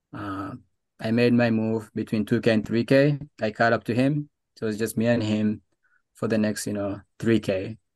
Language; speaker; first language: English; non-native, local second language; Arabic